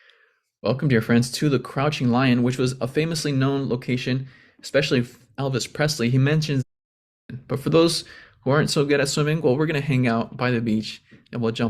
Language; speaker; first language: English; native; English